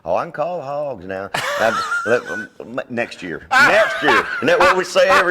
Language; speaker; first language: English; native; English